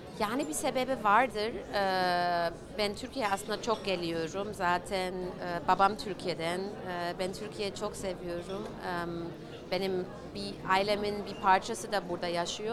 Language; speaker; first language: Turkish; early bilingual, heritage; German